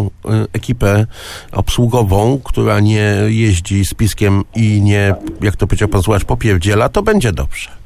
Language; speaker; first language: Polish; native; Polish